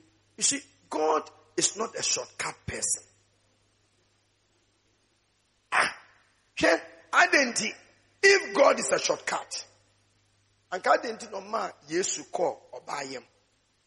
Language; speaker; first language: English; non-native, local second language; Akan